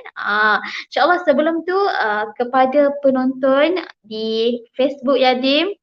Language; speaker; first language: Malay; native; Malay